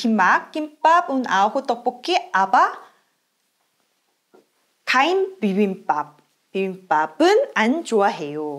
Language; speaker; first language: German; non-native, fluent; Korean